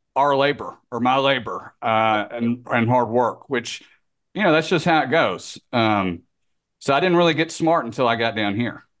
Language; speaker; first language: English; native; English